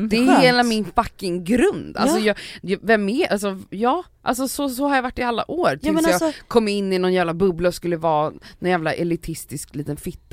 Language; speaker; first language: Swedish; native; Swedish